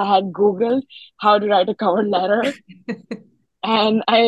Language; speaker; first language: English; non-native, local second language; Hindi